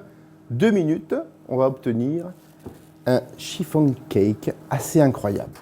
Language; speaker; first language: French; native; French